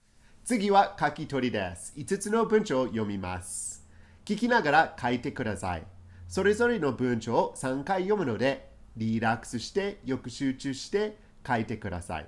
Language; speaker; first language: Japanese; non-native, fluent; English